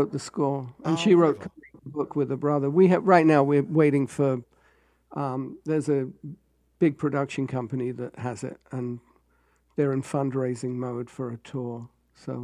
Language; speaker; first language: English; native; English